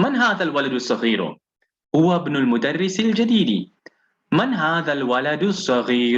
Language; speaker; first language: Arabic; non-native, fluent; English